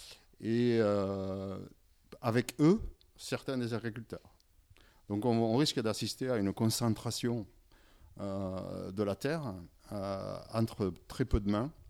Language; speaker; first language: French; native; French